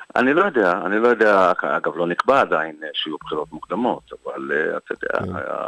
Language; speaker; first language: Hebrew; non-native, local second language; Arabic